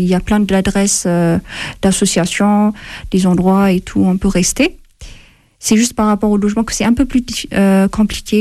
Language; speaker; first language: French; non-native, fluent; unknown